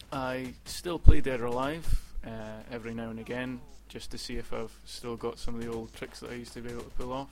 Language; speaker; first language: English; native; English